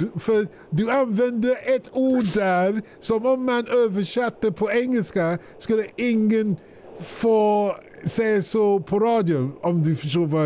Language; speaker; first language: Swedish; non-native, fluent; English